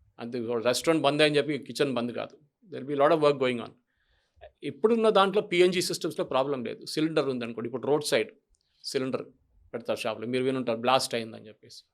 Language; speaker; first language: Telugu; non-native, local second language; Malayalam